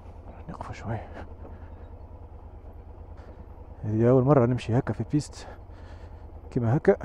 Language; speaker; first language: Arabic; native; Arabic